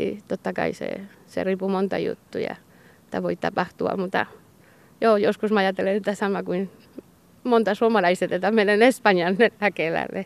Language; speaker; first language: Finnish; non-native, learner; Basque